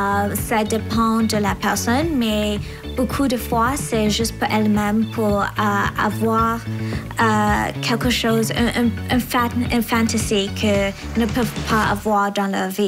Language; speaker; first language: French; non-native, learner; English